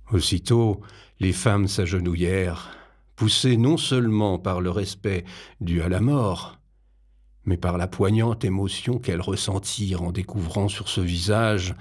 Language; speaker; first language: French; native; French